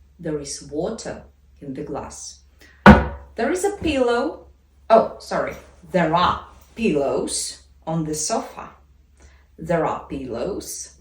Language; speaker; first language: English; non-native, fluent; Ukrainian